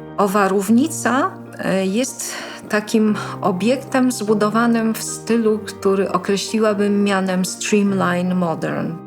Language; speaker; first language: Polish; native; Polish